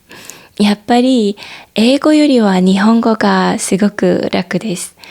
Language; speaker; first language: Japanese; non-native, fluent; Korean